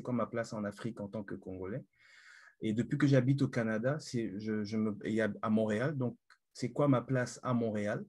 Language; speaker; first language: French; non-native, local second language; Lingala